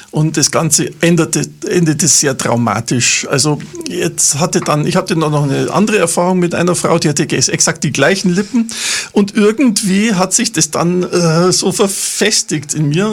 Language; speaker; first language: German; native; German